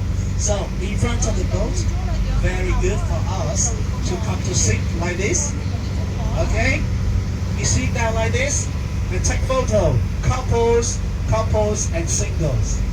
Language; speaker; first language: English; non-native, fluent; Vietnamese